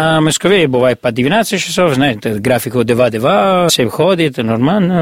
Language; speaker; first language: Russian; non-native, learner; Italian